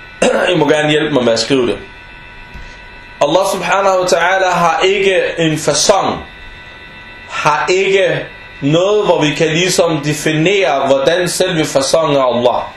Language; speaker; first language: Danish; non-native, fluent; Arabic